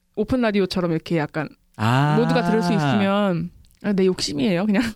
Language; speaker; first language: Korean; native; Korean